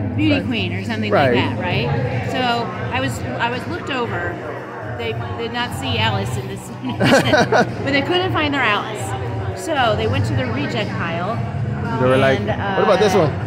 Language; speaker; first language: English; native; English